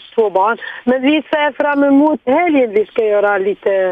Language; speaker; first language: Swedish; non-native, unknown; Arabic